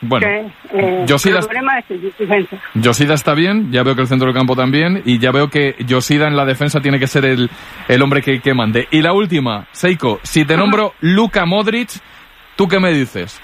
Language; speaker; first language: Spanish; native; Spanish